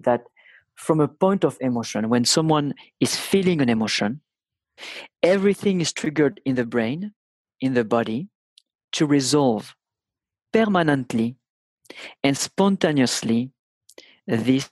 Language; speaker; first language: English; non-native, fluent; French